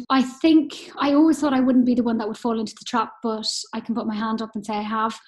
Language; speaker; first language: English; native; English